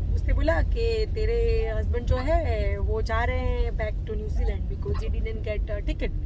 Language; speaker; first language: Hindi; non-native, local second language; Gujarati